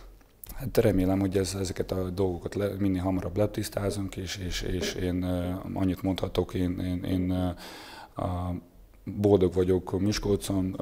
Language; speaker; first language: Hungarian; non-native, fluent; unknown